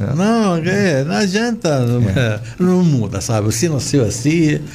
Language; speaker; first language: Portuguese; non-native, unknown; Arabic